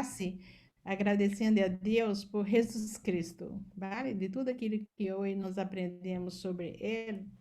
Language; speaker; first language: Portuguese; non-native, learner; Spanish